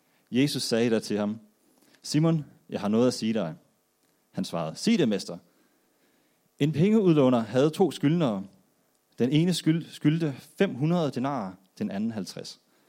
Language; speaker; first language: Danish; native; Danish